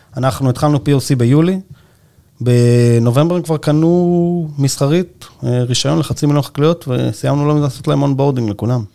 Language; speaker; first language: Hebrew; native; Hebrew